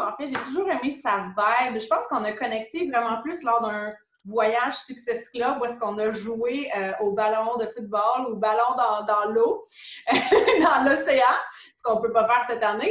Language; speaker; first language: French; native; French